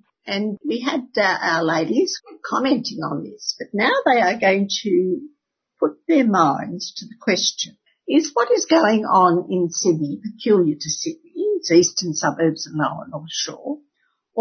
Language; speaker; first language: English; native; English